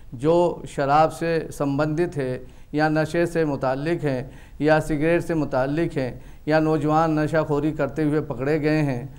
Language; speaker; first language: Hindi; native; Hindi